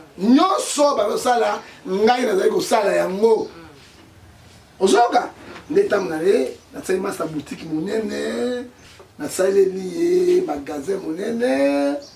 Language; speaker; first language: Lingala; native; Lingala